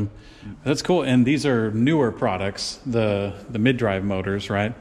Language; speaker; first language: English; native; English